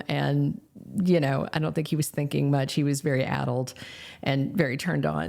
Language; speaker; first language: English; native; English